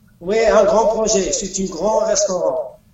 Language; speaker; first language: French; non-native, learner; Arabic